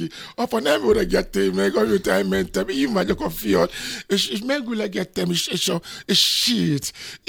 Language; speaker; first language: Hungarian; non-native, fluent; Yoruba